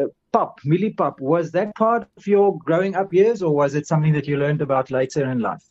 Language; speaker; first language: English; non-native, local second language; Afrikaans